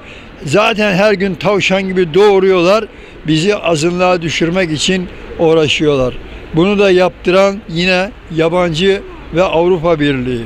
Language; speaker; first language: Turkish; native; Turkish